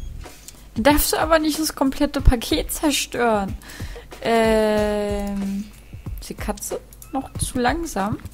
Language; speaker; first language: German; native; German